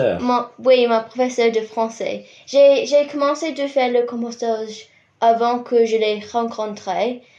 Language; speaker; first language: French; non-native, fluent; English